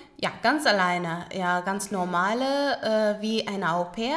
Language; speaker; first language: German; non-native, learner; Pashto